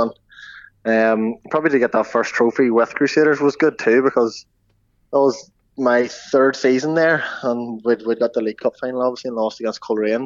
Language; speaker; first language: English; native; English